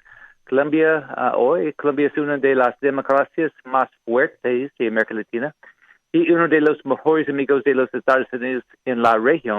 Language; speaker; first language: Spanish; non-native, learner; English